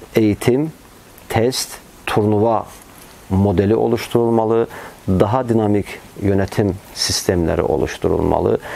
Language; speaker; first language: Turkish; non-native, fluent; Azerbaijani